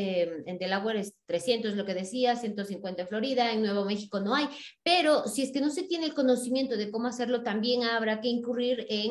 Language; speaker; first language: Spanish; native; Spanish